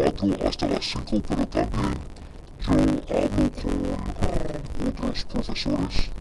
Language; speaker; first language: Spanish; non-native, fluent; English